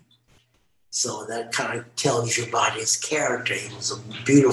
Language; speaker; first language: English; native; English